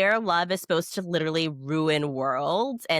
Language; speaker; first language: English; native; English